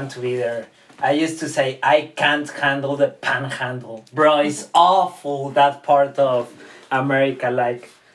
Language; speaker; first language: English; non-native, fluent; Spanish